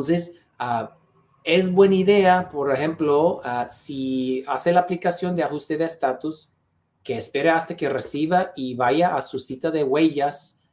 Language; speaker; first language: Spanish; non-native, fluent; English